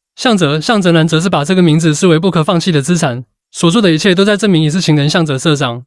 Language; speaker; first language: Chinese; native; Chinese